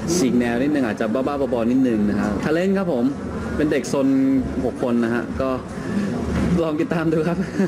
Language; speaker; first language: Thai; early bilingual, heritage; Thai